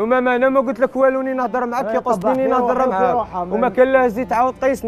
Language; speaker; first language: Arabic; native; Arabic